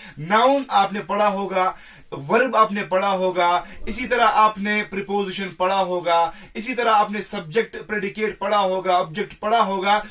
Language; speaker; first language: Urdu; non-native, local second language; Kashmiri